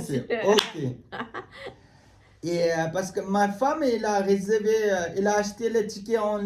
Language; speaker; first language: French; non-native, learner; Tibetan